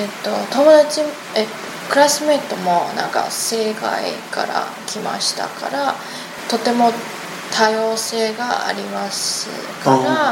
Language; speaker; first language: Japanese; non-native, learner; Chinese